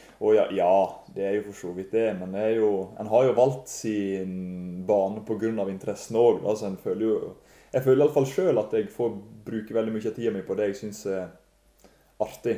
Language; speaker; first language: Norwegian; native; Norwegian